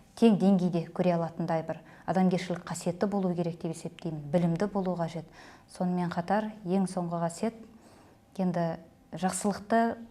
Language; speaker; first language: Kazakh; native; Kazakh